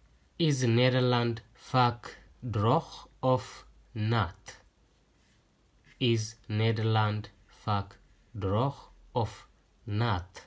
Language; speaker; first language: Dutch; non-native, fluent; Tigrinya